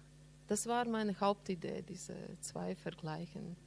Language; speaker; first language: German; non-native, learner; Latvian